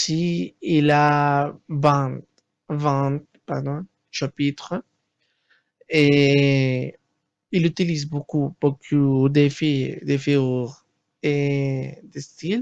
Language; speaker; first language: French; non-native, learner; Spanish